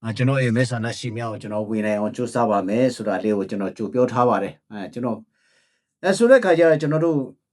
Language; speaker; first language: Burmese; non-native, local second language; Hakha Chin